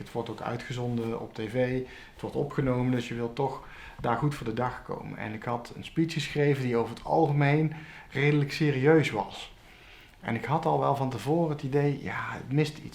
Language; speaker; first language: Dutch; native; Dutch